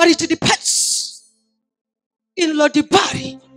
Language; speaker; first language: English; non-native, local second language; Swahili